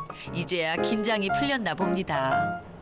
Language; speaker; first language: Korean; native; Korean